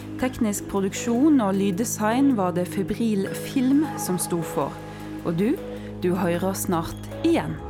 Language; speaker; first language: Norwegian; native; Norwegian